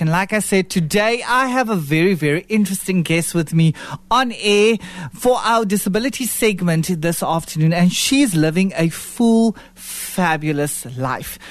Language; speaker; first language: English; non-native, local second language; Afrikaans